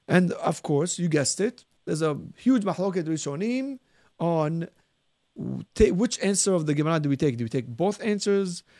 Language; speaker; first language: English; early bilingual, heritage; Arabic